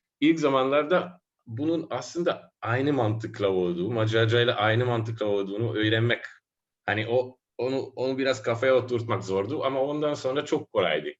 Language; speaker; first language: Turkish; non-native, fluent; Hungarian